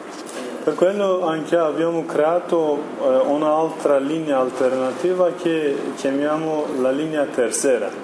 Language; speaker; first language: Italian; non-native, learner; Kurdish